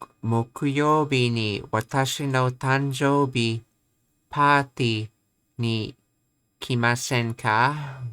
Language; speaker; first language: Japanese; non-native, learner; English